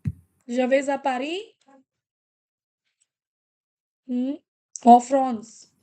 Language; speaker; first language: French; non-native, fluent; Hindi